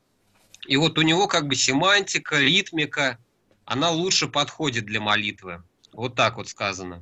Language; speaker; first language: Russian; native; Russian